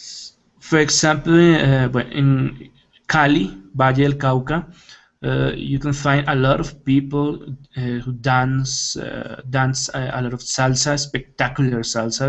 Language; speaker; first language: English; non-native, learner; Spanish